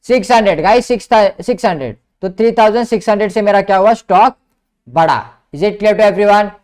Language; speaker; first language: Hindi; non-native, local second language; Marathi